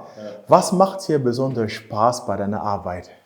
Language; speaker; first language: German; non-native, fluent; French